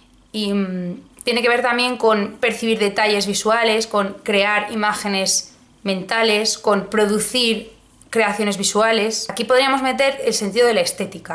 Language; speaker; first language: Spanish; native; Spanish